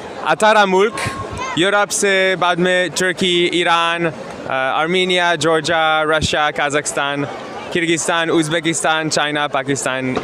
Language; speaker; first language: Hindi; non-native, learner; German